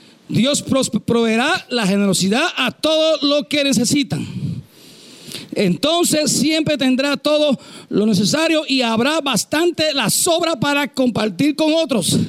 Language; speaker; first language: Spanish; native; Spanish